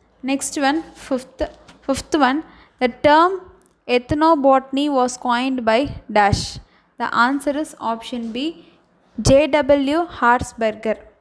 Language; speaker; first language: English; non-native, local second language; Tamil